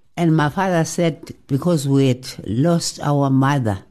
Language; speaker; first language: English; non-native, local second language; Xhosa